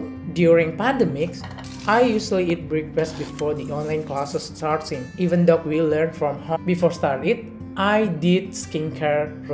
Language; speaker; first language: English; non-native, learner; Indonesian